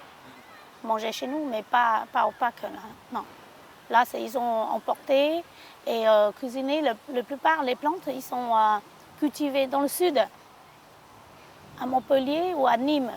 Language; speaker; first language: French; non-native, learner; Hmong